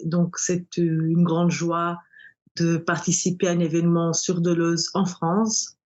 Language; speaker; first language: French; non-native, fluent; Portuguese